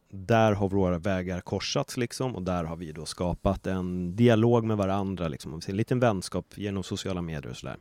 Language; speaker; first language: Swedish; native; Swedish